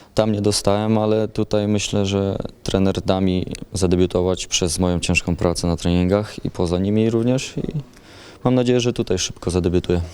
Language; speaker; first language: Polish; native; Polish